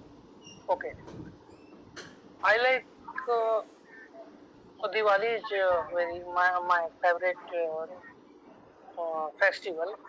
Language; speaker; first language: English; non-native, learner; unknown